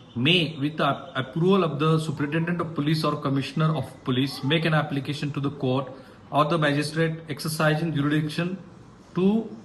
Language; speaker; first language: English; non-native, local second language; Marathi